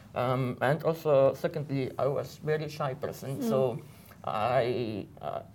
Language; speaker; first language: English; non-native, fluent; Arabic